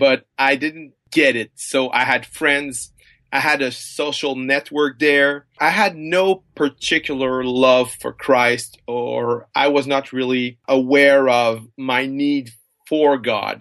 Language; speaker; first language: English; non-native, fluent; French